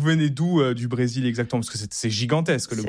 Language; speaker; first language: French; native; French